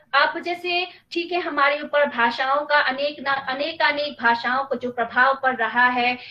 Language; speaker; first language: Hindi; non-native, local second language; Nepali